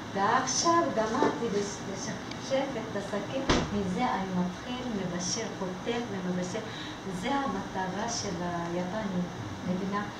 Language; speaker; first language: Hebrew; non-native, learner; Russian